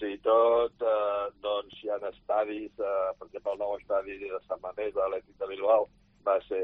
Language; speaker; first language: Catalan; native; Catalan